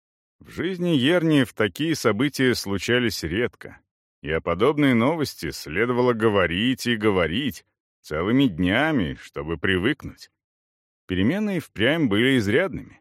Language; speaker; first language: Russian; native; Russian